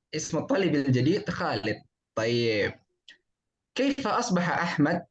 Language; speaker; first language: Arabic; non-native, fluent; Indonesian